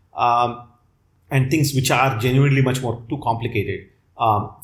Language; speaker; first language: English; non-native, local second language; Tamil